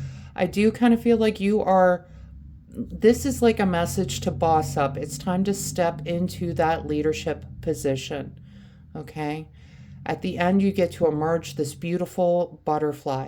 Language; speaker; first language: English; native; English